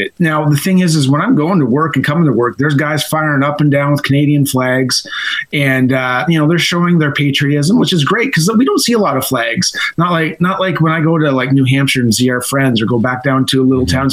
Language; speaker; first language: English; native; English